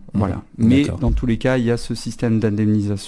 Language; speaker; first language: French; native; French